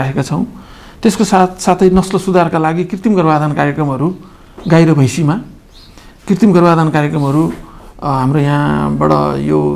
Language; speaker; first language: Nepali; native; Nepali